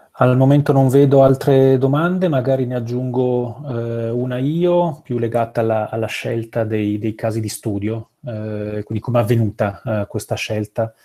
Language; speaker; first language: Italian; native; Italian